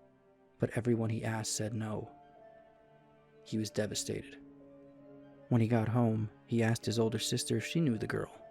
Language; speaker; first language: English; native; English